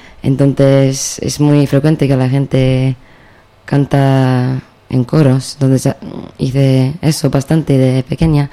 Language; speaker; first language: Spanish; non-native, fluent; English